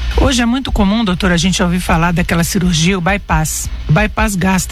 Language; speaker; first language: Portuguese; native; Portuguese